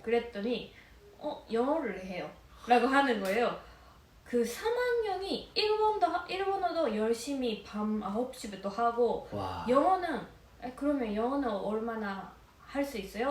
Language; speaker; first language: Korean; non-native, fluent; Japanese